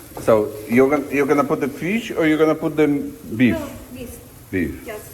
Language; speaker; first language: English; non-native, learner; Polish